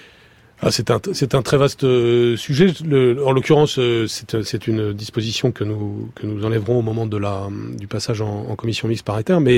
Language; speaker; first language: French; native; French